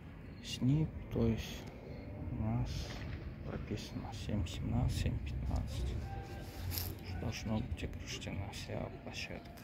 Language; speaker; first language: Russian; native; Russian